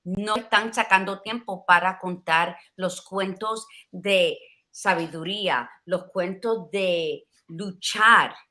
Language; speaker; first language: Spanish; early bilingual, heritage; Spanish